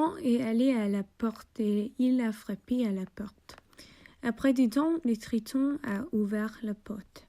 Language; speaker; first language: French; non-native, learner; English